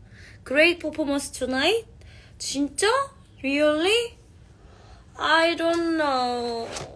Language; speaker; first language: English; non-native, learner; Korean